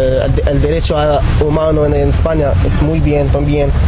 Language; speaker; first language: Spanish; non-native, learner; Arabic